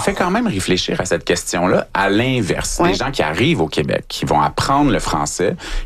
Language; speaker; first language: French; native; French